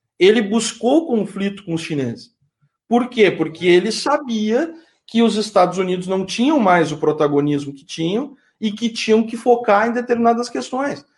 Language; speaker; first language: Portuguese; native; Portuguese